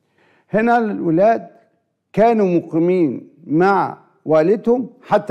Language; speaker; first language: Arabic; native; Arabic